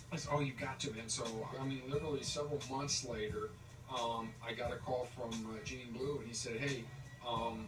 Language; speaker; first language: English; native; English